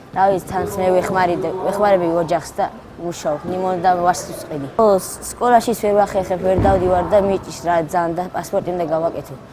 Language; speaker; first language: Georgian; early bilingual, other home language; Azerbaijani